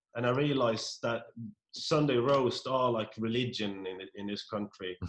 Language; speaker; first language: English; non-native, fluent; Norwegian